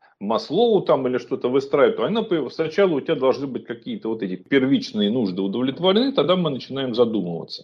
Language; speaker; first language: Russian; native; Russian